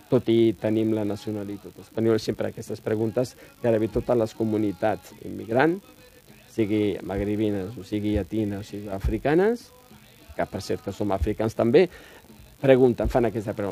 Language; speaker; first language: Catalan; non-native, fluent; Riffian